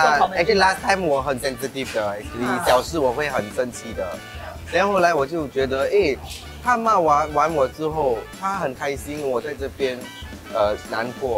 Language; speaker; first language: Chinese; non-native, local second language; Tamil